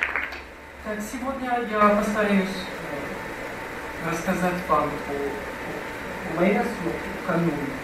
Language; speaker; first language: Russian; non-native, fluent; Arabic